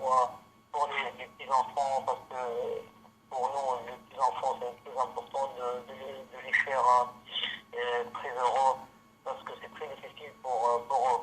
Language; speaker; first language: French; non-native, fluent; Arabic